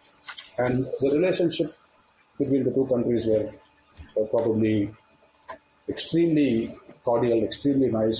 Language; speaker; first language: English; non-native, local second language; Tamil